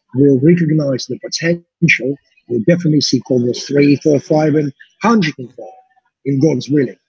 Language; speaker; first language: English; non-native, fluent; Russian